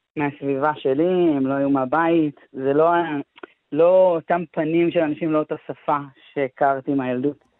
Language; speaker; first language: Hebrew; native; Hebrew